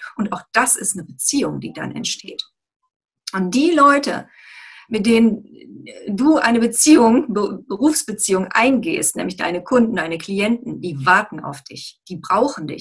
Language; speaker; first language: German; native; German